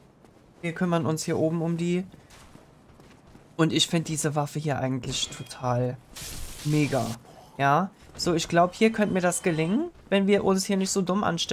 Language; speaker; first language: German; native; German